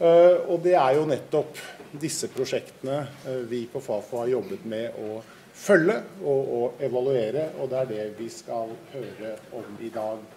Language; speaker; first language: Norwegian; native; Norwegian